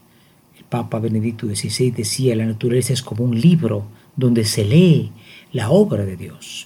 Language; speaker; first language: Spanish; native; Spanish